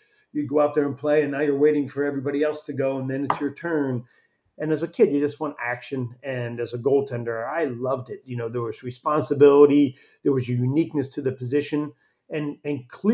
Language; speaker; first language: English; native; English